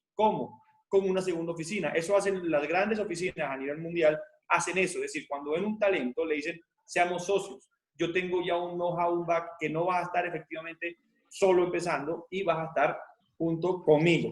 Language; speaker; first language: Spanish; native; Spanish